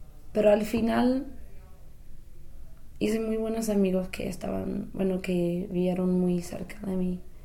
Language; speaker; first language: Spanish; non-native, fluent; English